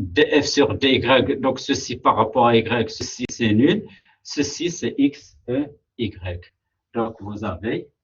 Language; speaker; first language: French; non-native, local second language; Arabic